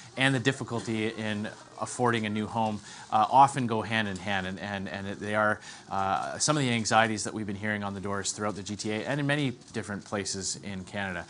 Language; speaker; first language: English; native; English